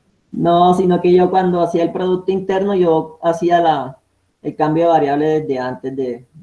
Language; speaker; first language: Spanish; native; Spanish